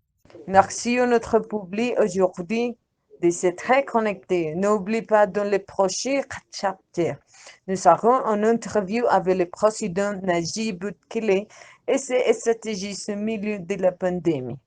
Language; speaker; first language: French; non-native, learner; Spanish